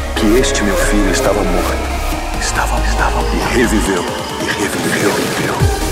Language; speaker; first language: Portuguese; non-native, fluent; English